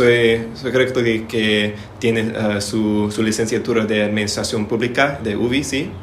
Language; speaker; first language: Spanish; non-native, learner; English